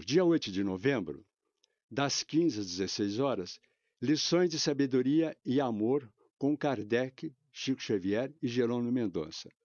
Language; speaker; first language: Portuguese; native; Portuguese